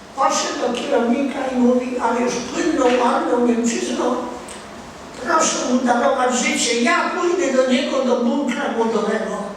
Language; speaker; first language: Polish; native; Polish